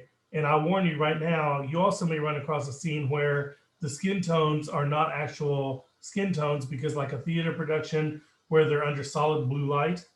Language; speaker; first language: English; native; English